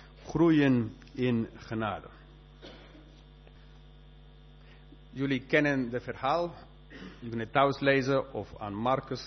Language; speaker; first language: Dutch; non-native, fluent; Spanish